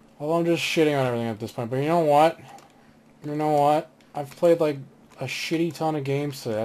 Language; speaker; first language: English; native; English